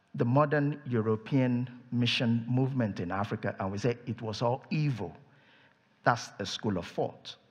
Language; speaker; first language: English; non-native, local second language; Yoruba